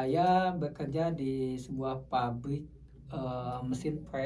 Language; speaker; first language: Indonesian; native; Indonesian